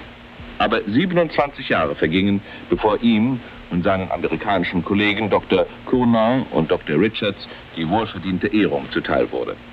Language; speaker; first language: German; native; German